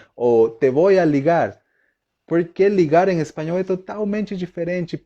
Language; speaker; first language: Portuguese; non-native, fluent; Spanish